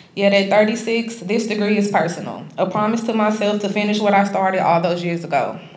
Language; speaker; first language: English; native; English